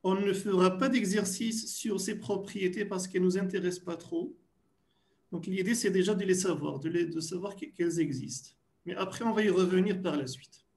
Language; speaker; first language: French; non-native, local second language; Arabic